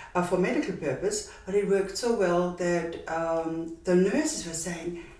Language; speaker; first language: English; non-native, fluent; German